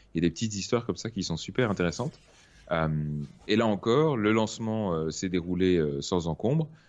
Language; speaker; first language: French; native; French